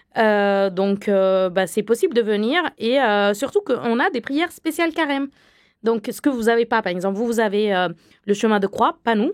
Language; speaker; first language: French; non-native, fluent; Arabic